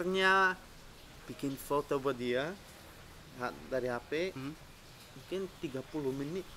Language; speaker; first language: Indonesian; non-native, fluent; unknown